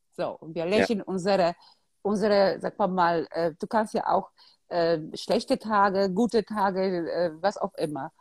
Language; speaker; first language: German; non-native, fluent; Polish